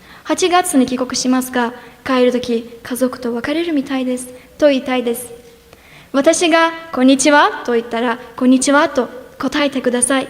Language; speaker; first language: Japanese; non-native, fluent; Turkish